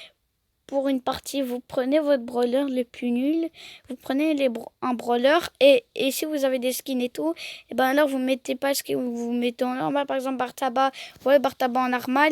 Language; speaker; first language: French; native; French